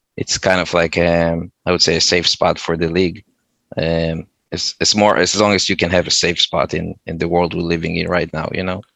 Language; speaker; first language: English; non-native, fluent; Hebrew